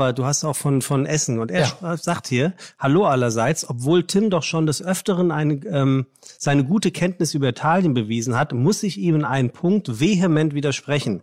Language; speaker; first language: German; native; German